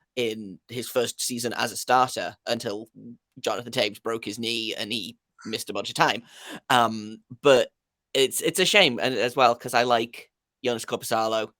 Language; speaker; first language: English; native; English